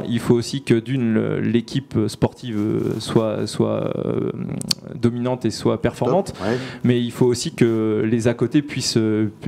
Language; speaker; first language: French; native; French